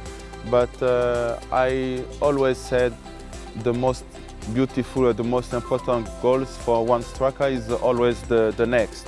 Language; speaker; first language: English; non-native, learner; French